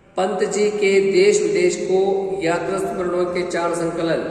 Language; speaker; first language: Hindi; non-native, local second language; Kannada